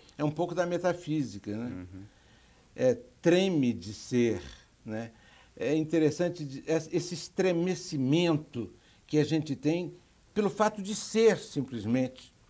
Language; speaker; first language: Portuguese; native; Portuguese